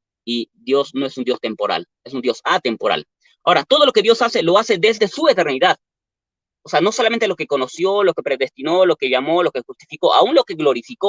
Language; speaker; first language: Spanish; native; Spanish